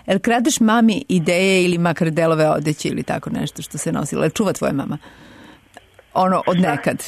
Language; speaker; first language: Serbian; native; Serbian